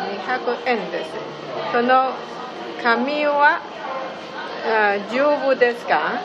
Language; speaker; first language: Japanese; non-native, learner; Chinese